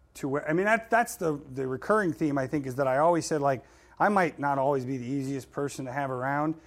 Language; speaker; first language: English; native; English